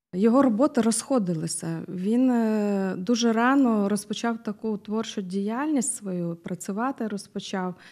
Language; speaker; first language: Ukrainian; native; Ukrainian